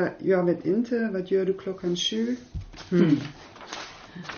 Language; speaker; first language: Swedish; non-native, learner; German